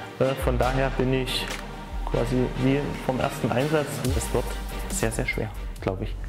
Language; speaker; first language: German; native; German